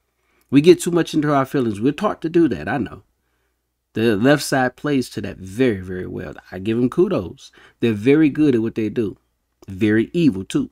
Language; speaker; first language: English; native; English